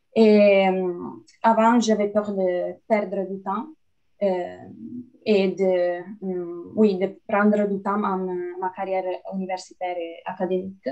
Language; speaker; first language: French; non-native, fluent; Italian